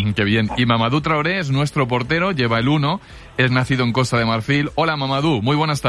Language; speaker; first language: Spanish; native; Spanish